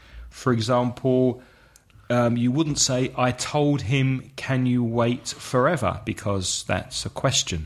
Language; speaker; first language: English; native; English